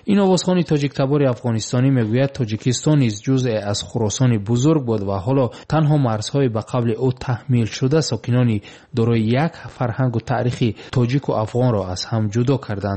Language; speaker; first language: Tajik; native; Tajik